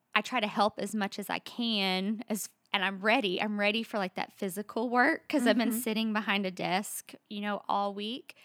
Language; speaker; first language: English; native; English